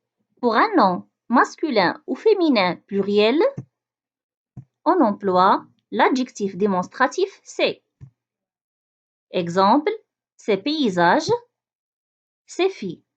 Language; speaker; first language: French; non-native, local second language; Arabic